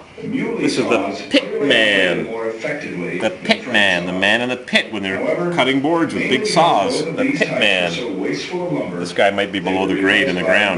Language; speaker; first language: English; native; English